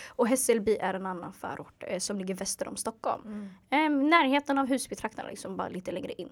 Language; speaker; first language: Swedish; early bilingual, other home language; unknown